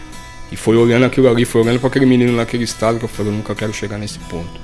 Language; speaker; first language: Portuguese; native; Portuguese